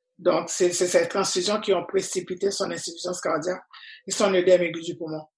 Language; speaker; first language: French; non-native, local second language; Haitian Creole